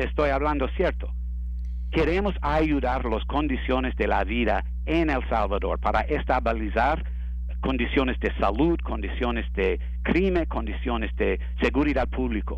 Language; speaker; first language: Spanish; non-native, learner; English